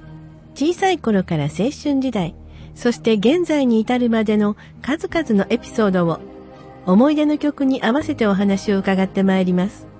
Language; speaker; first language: Japanese; native; Japanese